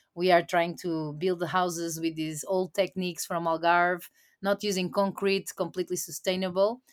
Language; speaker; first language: English; non-native, fluent; Portuguese